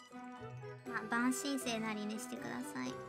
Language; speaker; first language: Japanese; native; Japanese